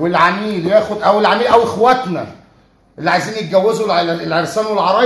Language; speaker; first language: Arabic; native; Arabic